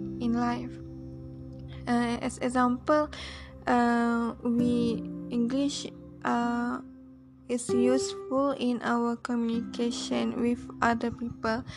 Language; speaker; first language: English; non-native, learner; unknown